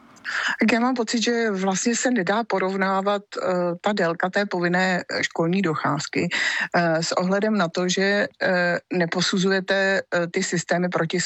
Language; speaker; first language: Czech; native; Czech